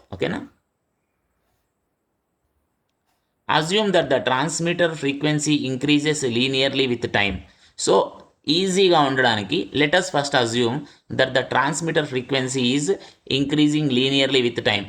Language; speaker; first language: English; non-native, local second language; Telugu